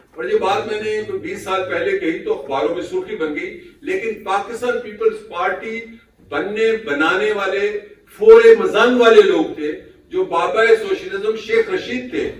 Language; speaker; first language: Urdu; non-native, local second language; Punjabi